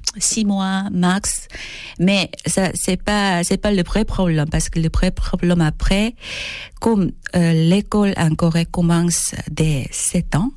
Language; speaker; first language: French; non-native, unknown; Korean